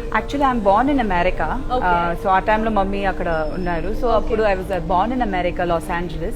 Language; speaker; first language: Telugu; non-native, local second language; Tamil